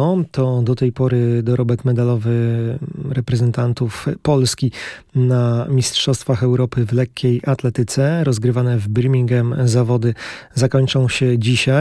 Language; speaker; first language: Polish; native; Polish